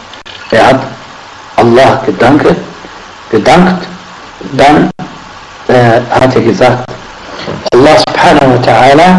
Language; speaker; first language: German; non-native, fluent; Arabic